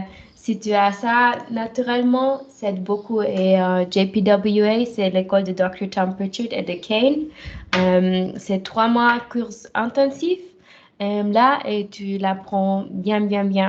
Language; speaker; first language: French; non-native, fluent; German